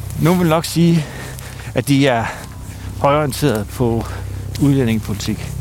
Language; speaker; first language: Danish; native; Danish